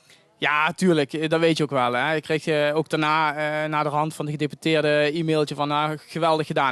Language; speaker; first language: Dutch; native; Dutch